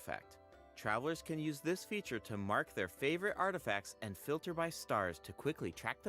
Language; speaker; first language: English; native; English